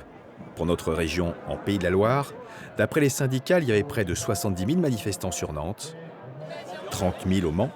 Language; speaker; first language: French; native; French